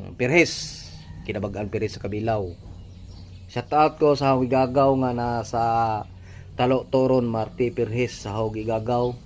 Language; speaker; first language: Cebuano; native; Cebuano